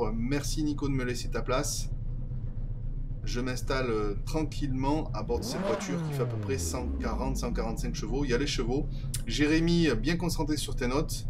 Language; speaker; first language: French; native; French